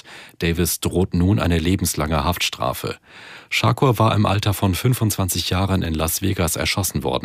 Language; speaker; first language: German; native; German